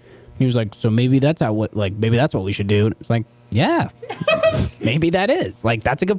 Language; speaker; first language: English; native; English